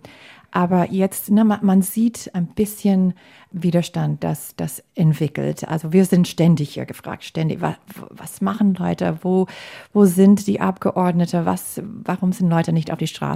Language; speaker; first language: German; non-native, fluent; English